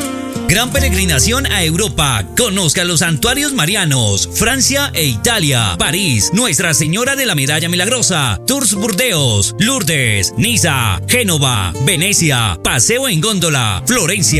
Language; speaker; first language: Spanish; native; Spanish